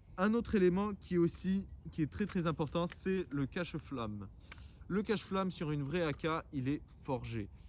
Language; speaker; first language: French; non-native, fluent; Ukrainian